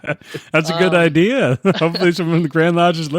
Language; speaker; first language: English; native; English